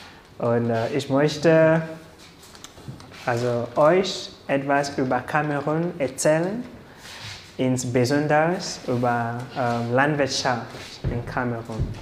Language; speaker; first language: German; non-native, learner; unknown